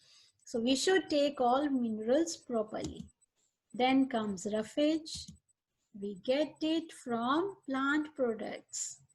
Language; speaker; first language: English; non-native, local second language; Hindi